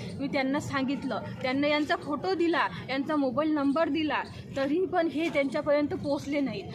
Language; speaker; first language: Marathi; native; Marathi